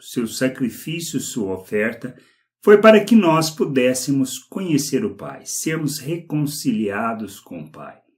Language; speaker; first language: Portuguese; native; Portuguese